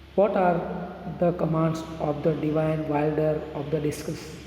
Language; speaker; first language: English; non-native, local second language; Hindi